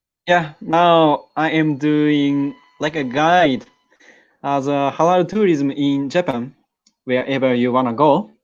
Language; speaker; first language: English; non-native, learner; Japanese